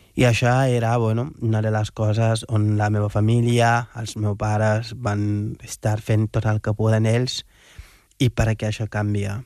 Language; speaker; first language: Catalan; non-native, fluent; Wolof